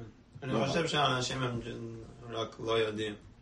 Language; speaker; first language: Hebrew; non-native, learner; English